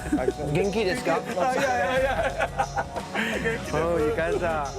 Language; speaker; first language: Japanese; non-native, learner; French